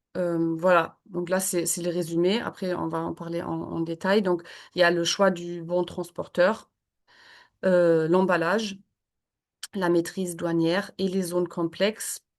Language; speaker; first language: French; non-native, fluent; German